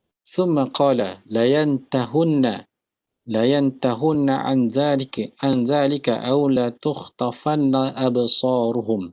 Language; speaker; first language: Arabic; non-native, fluent; Malay